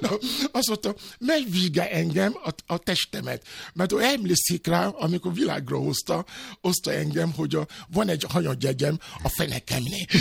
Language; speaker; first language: Hungarian; non-native, fluent; Yoruba